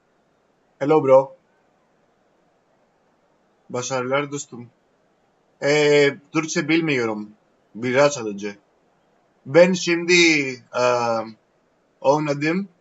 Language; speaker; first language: Turkish; non-native, learner; Greek